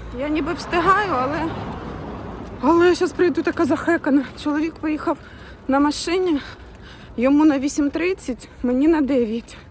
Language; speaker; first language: Ukrainian; native; Ukrainian